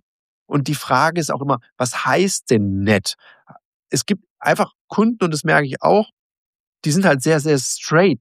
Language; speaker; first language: German; native; German